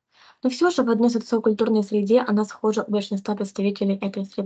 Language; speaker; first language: Russian; native; Russian